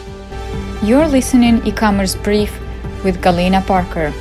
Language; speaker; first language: English; non-native, fluent; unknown